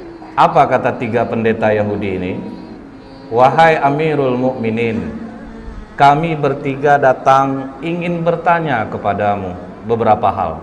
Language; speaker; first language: Indonesian; native; Indonesian